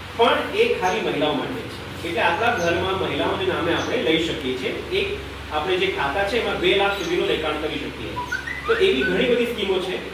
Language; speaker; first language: Gujarati; non-native, local second language; Hindi